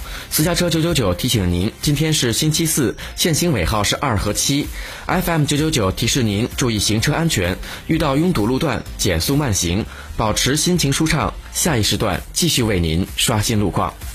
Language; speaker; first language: Chinese; native; Chinese